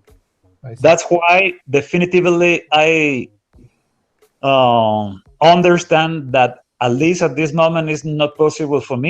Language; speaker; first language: English; non-native, fluent; Spanish